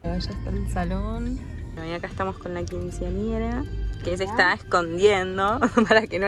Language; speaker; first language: Spanish; native; Spanish